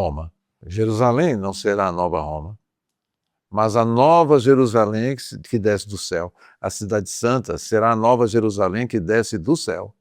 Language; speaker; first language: Portuguese; native; Portuguese